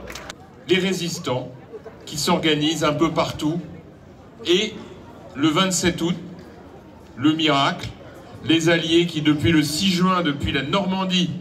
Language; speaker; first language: French; native; French